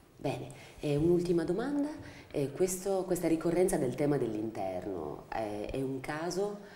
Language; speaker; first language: Italian; native; Italian